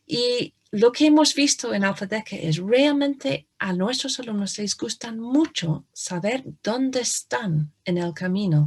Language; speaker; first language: Spanish; non-native, fluent; English